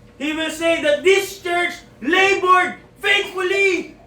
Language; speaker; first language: English; non-native, local second language; Filipino